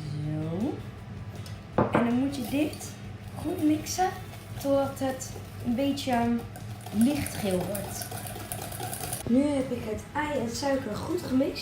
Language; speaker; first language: Dutch; native; Dutch